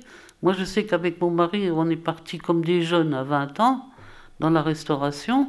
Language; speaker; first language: French; native; French